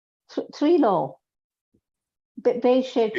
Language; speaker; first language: Irish; non-native, local second language; English